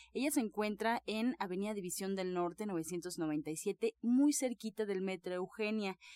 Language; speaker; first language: Spanish; native; Spanish